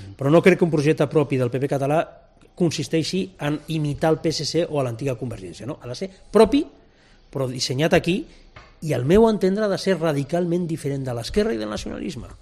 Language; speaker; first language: Catalan; non-native, local second language; Spanish